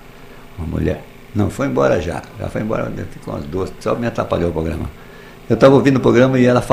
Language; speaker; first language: Portuguese; native; Portuguese